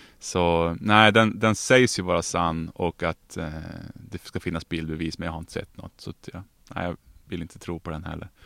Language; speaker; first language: Swedish; native; Swedish